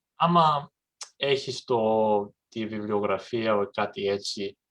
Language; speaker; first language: Greek; early bilingual, heritage; English